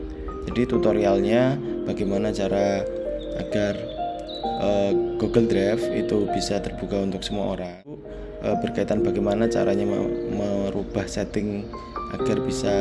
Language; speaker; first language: Indonesian; native; Indonesian